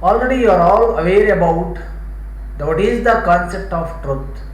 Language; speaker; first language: English; non-native, local second language; Kannada